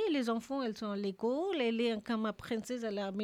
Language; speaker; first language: French; non-native, learner; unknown